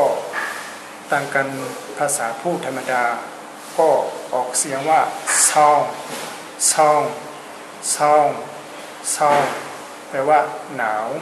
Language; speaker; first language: Thai; non-native, fluent; Burmese